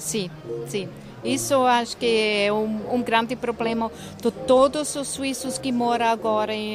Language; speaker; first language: Portuguese; non-native, fluent; German